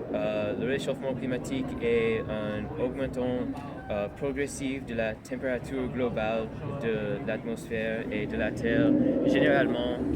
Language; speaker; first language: French; non-native, learner; English